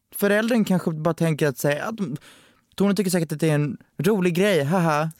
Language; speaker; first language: Swedish; native; Swedish